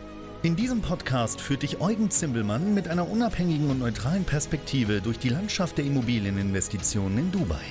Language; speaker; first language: German; native; German